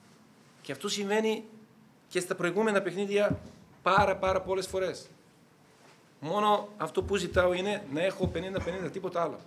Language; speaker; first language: Greek; non-native, fluent; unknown